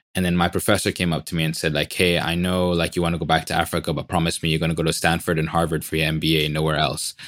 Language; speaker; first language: English; non-native, local second language; Swahili